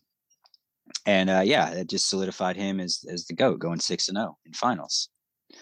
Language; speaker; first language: English; native; English